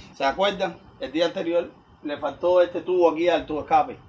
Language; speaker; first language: Spanish; native; Spanish